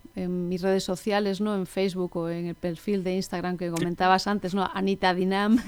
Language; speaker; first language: Spanish; native; Spanish